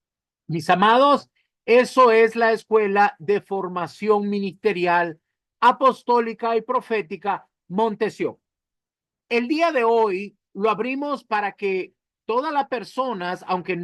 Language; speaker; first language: Spanish; native; Spanish